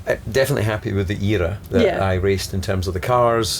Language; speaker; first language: English; native; English